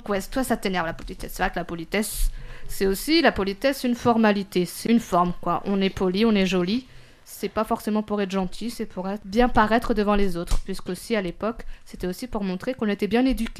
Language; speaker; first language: French; native; French